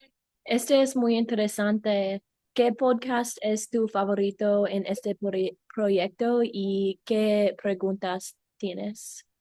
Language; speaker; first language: Spanish; non-native, learner; English